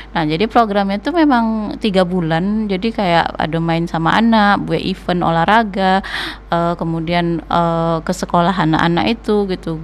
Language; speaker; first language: Indonesian; non-native, local second language; Minangkabau